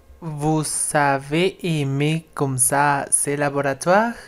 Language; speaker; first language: French; non-native, learner; Spanish